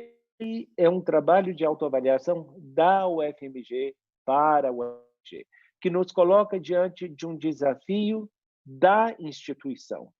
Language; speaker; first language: Portuguese; native; Portuguese